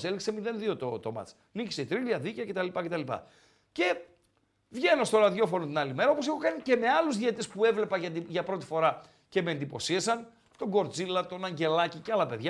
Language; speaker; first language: Greek; native; Greek